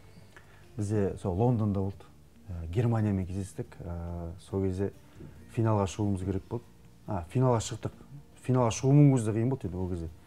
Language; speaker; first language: Kazakh; native; Kazakh